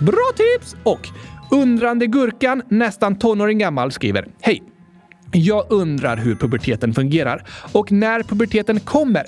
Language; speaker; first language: Swedish; native; Swedish